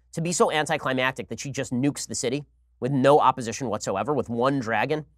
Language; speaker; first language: English; native; English